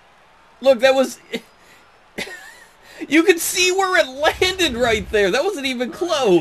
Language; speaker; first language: English; native; English